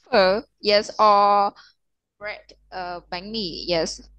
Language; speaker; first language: English; non-native, learner; Vietnamese